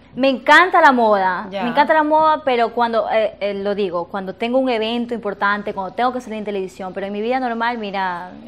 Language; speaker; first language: Spanish; native; Spanish